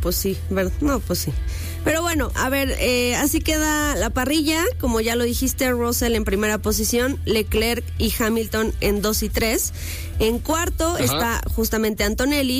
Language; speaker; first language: Spanish; native; Spanish